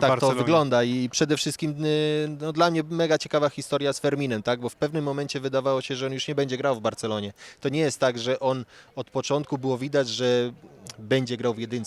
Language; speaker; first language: Polish; native; Polish